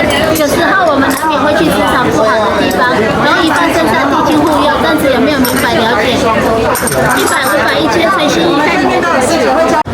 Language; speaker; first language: Chinese; native; Chinese